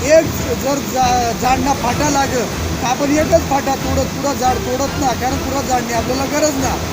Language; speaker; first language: Marathi; non-native, local second language; Bhili